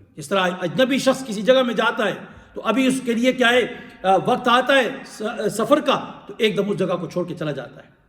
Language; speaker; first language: Urdu; non-native, local second language; Pashto